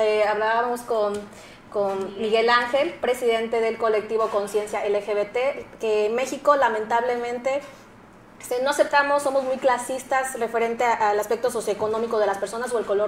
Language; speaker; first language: Spanish; native; Spanish